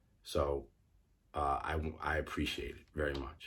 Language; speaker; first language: English; native; English